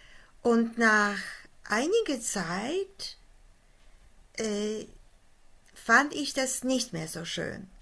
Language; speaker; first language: German; non-native, fluent; Polish